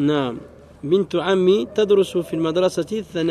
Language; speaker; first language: Arabic; non-native, fluent; French